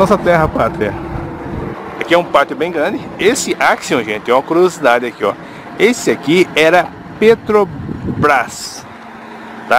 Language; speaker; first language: Portuguese; native; Portuguese